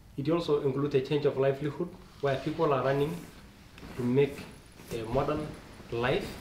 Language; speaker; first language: English; non-native, local second language; Masai